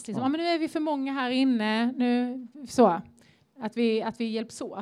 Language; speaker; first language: Swedish; native; Swedish